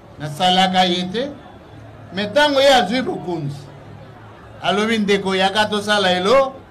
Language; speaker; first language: Lingala; non-native, local second language; Kituba (Democratic Republic of Congo)